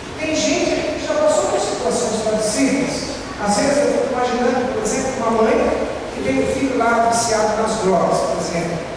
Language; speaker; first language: Portuguese; native; Portuguese